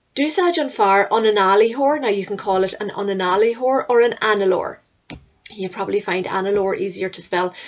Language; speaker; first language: Irish; native; Irish